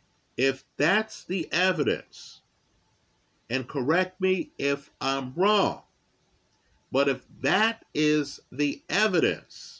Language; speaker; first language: English; native; English